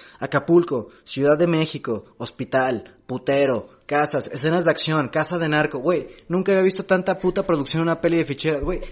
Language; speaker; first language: Spanish; native; Spanish